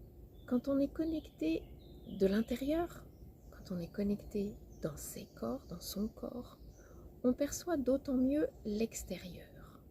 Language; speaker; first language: French; native; French